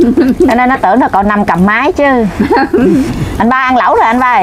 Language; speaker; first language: Vietnamese; native; Vietnamese